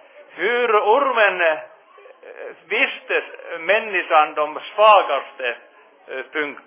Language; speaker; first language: Swedish; non-native, fluent; Finnish